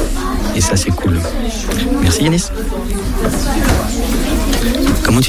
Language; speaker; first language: French; native; French